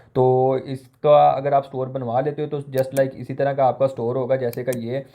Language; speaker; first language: Urdu; non-native, local second language; Punjabi